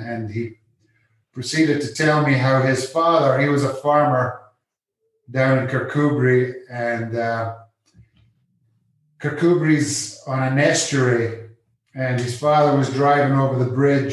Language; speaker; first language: English; native; English